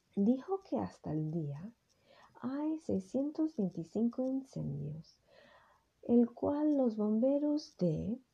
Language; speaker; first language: Spanish; early bilingual, heritage; Spanish